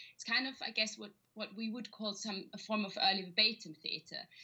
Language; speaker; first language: English; non-native, fluent; German